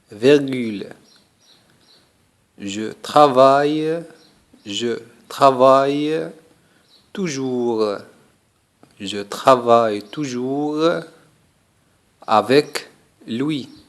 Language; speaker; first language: French; non-native, fluent; Arabic